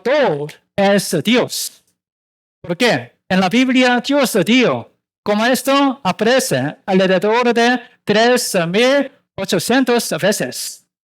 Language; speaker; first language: Spanish; non-native, learner; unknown